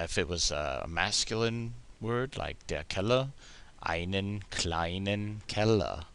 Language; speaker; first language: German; non-native, fluent; English